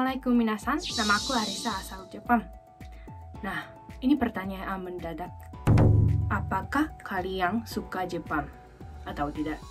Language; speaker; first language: Indonesian; non-native, fluent; Japanese